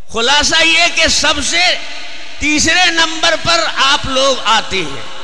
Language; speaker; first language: Urdu; native; Urdu